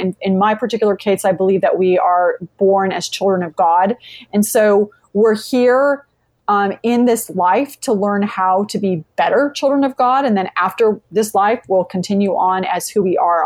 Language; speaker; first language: English; native; English